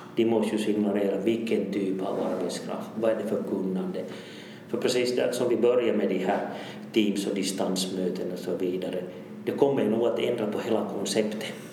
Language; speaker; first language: Swedish; native; Swedish